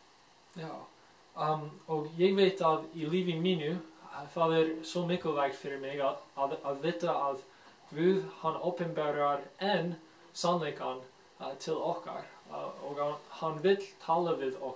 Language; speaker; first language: Icelandic; non-native, fluent; English